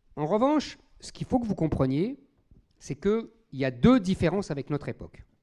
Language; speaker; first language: French; native; French